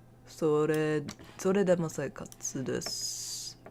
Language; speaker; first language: Japanese; non-native, learner; English